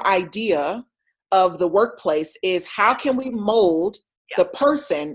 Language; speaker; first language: English; native; English